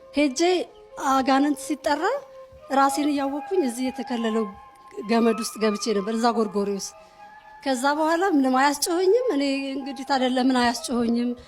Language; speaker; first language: Amharic; native; Amharic